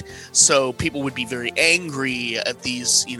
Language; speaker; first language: English; native; English